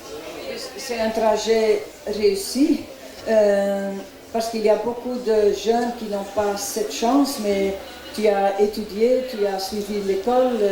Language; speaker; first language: French; non-native, local second language; Dutch